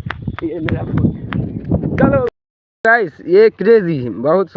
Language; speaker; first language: Hindi; non-native, local second language; Bangla